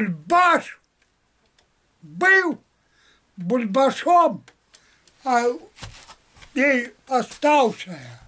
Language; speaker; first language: Russian; native; Russian